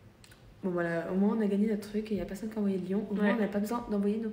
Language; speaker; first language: French; native; French